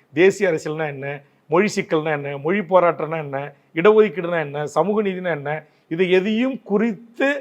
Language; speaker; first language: Tamil; native; Tamil